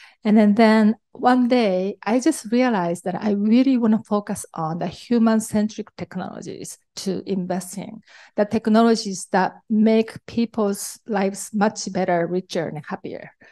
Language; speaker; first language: English; non-native, fluent; Japanese